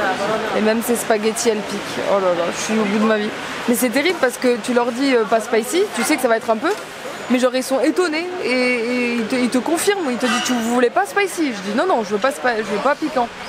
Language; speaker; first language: French; native; French